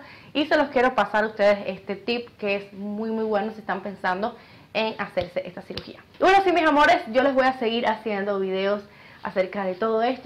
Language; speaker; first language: Spanish; native; Spanish